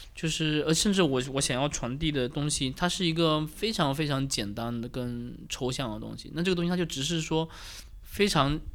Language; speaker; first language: Chinese; native; Chinese